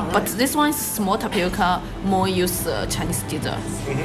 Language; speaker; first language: English; non-native, learner; Chinese